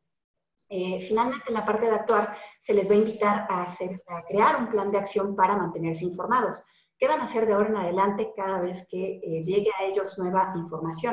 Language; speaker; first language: Spanish; native; Spanish